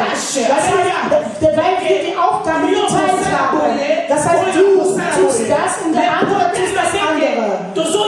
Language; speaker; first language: German; non-native, fluent; French